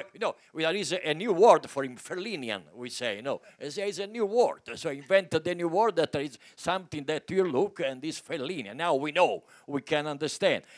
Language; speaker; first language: English; non-native, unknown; Italian